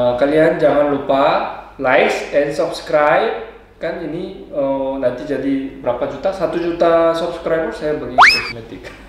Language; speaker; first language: Indonesian; non-native, fluent; Korean